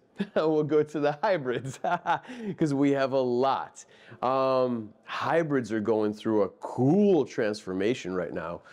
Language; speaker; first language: English; native; English